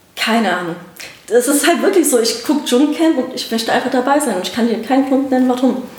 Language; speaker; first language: German; early bilingual, other home language; Russian